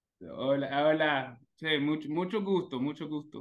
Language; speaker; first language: Spanish; non-native, learner; English